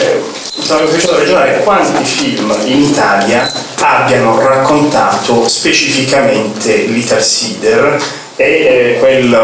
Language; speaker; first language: Italian; native; Italian